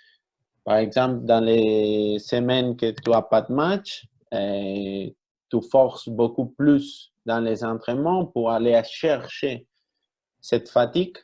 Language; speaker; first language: French; non-native, fluent; Spanish